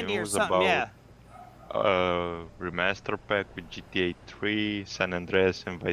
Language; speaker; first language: English; non-native, fluent; Romanian